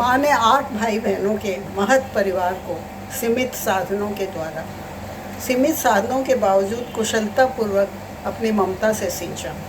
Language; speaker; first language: Hindi; native; Hindi